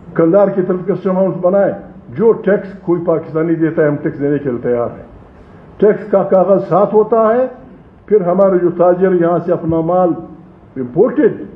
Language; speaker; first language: Urdu; non-native, local second language; Pashto